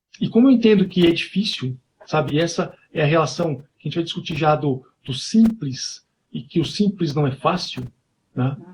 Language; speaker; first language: Portuguese; native; Portuguese